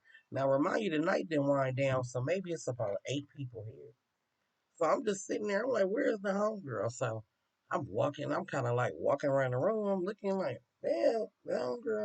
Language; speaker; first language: English; native; English